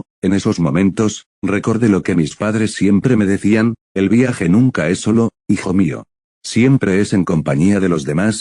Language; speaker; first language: Spanish; native; Spanish